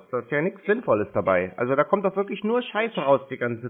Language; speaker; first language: German; native; German